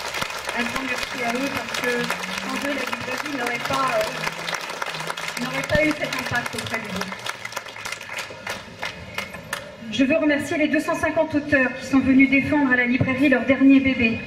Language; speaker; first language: French; native; French